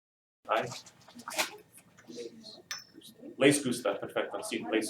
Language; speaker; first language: Spanish; non-native, fluent; English